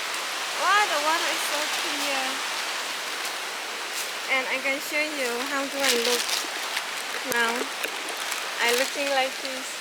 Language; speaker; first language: English; non-native, learner; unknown